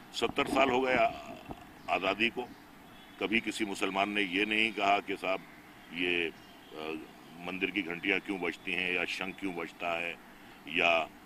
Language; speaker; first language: Hindi; native; Hindi